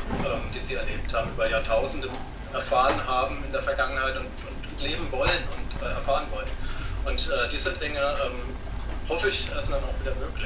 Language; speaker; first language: German; native; German